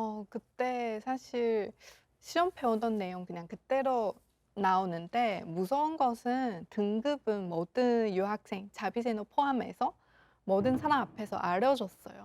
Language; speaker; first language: Korean; non-native, local second language; Chinese